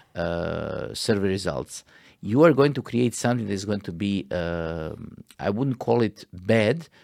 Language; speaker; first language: English; non-native, fluent; Croatian